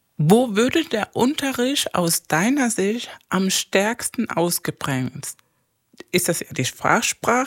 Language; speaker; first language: German; non-native, fluent; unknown